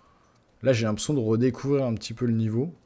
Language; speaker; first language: French; native; French